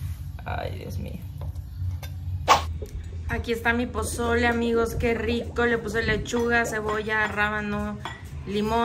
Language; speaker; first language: Spanish; native; Spanish